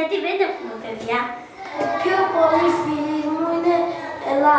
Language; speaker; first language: Greek; early bilingual, other home language; Chinese